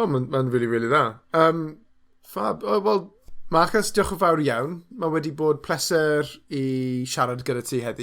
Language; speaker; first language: Welsh; non-native, learner; English